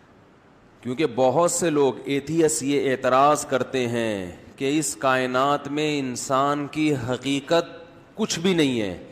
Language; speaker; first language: Urdu; native; Urdu